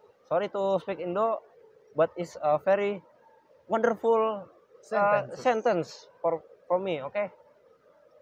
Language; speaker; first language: English; non-native, learner; Indonesian